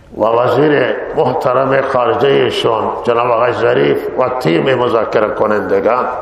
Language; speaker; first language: Persian; non-native, local second language; Baluchi